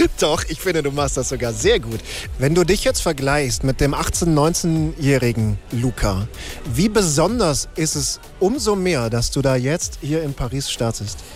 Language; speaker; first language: German; native; German